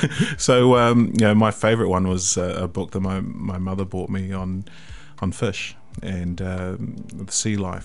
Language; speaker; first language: English; native; English